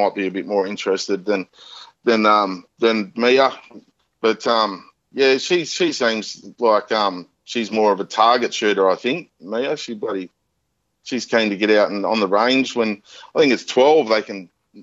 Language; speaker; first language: English; native; English